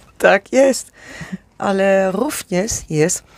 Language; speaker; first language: Polish; non-native, learner; Dutch